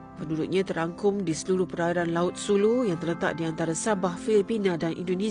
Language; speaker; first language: Malay; native; Malay